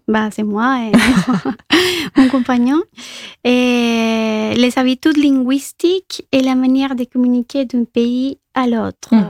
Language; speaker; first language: French; non-native, local second language; Spanish